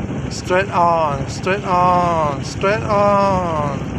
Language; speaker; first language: English; non-native, learner; Thai